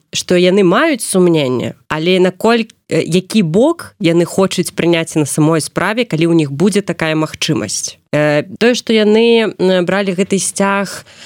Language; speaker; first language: Belarusian; non-native, local second language; Russian